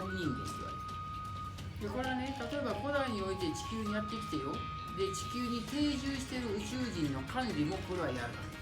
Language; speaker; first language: Japanese; native; Japanese